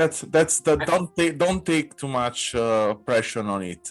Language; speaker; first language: English; non-native, fluent; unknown